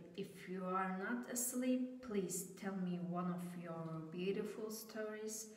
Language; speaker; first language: English; non-native, learner; Turkish